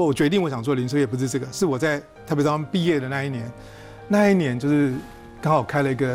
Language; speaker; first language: Chinese; native; Chinese